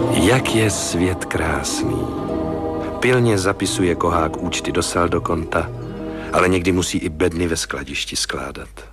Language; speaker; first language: Czech; native; Czech